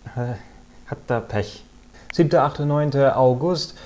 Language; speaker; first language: German; non-native, fluent; English